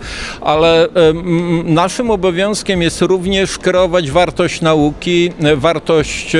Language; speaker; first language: Polish; native; Polish